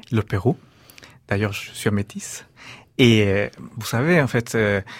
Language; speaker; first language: French; non-native, fluent; Spanish